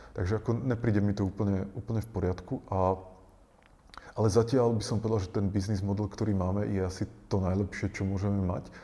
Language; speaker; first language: Slovak; native; Slovak